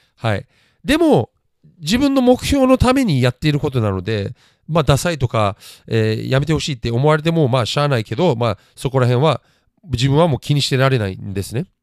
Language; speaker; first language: Japanese; native; Japanese